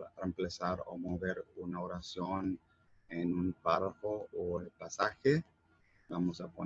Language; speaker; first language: Spanish; non-native, learner; English